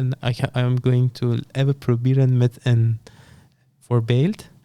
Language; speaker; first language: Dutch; non-native, learner; Persian